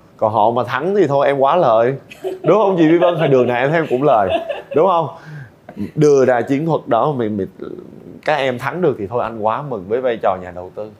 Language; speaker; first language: Vietnamese; native; Vietnamese